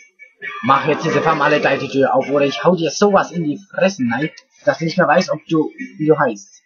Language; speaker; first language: German; native; German